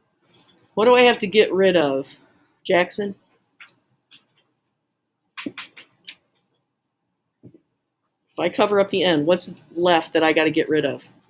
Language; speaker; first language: English; native; English